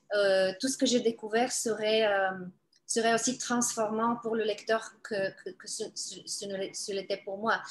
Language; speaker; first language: French; non-native, fluent; Bulgarian